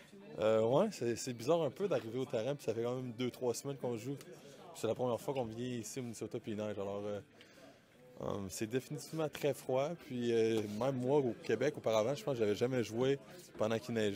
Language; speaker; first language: French; native; French